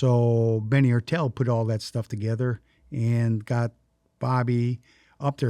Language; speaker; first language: English; native; English